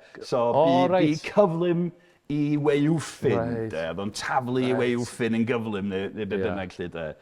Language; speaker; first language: Welsh; non-native, fluent; English